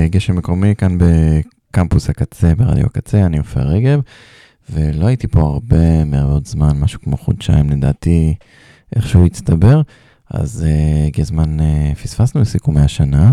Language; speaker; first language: Hebrew; native; Hebrew